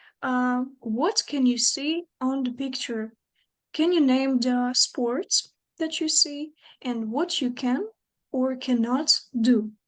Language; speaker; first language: English; non-native, fluent; Ukrainian